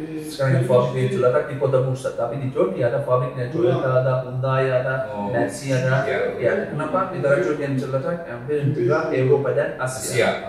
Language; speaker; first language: Indonesian; non-native, learner; Turkish